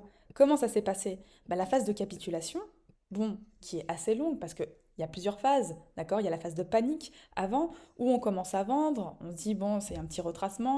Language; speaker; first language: French; native; French